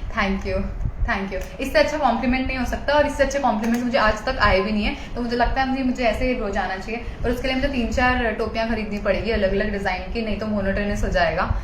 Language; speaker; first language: Hindi; native; Hindi